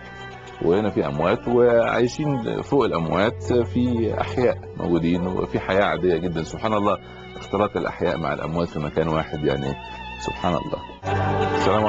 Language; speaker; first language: Arabic; native; Arabic